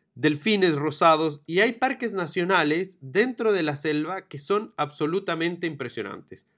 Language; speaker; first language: Spanish; native; Spanish